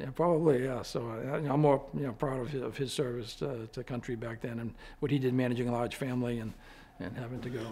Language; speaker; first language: English; native; English